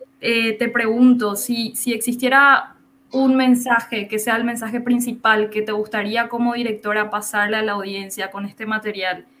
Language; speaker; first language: Spanish; native; Spanish